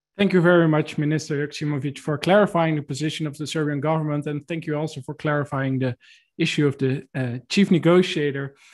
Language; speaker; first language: English; non-native, fluent; Dutch